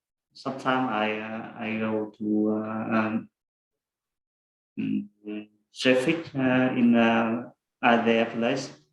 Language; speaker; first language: English; non-native, learner; Vietnamese